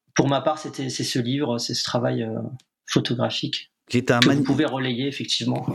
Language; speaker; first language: French; native; French